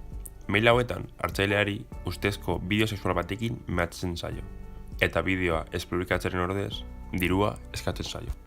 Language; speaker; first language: Basque; non-native, local second language; Spanish